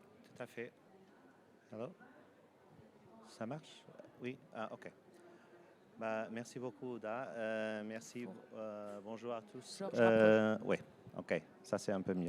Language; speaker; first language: French; non-native, fluent; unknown